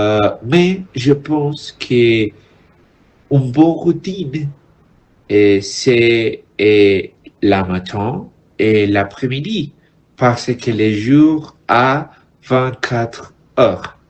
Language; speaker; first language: French; non-native, learner; Spanish